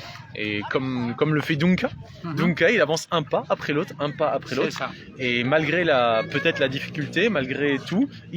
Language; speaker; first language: French; native; French